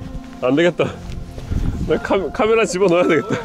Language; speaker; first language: Korean; native; Korean